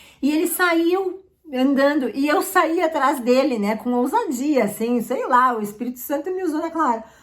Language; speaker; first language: Portuguese; native; Portuguese